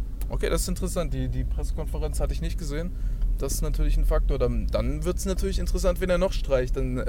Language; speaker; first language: German; native; German